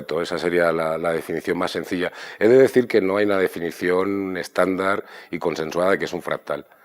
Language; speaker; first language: Spanish; native; Spanish